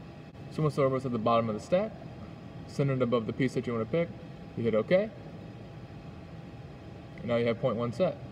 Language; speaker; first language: English; native; English